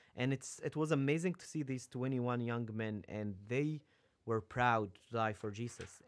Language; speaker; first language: English; non-native, fluent; Arabic